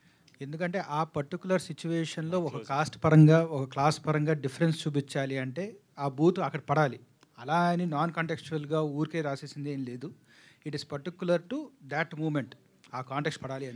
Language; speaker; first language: Telugu; native; Telugu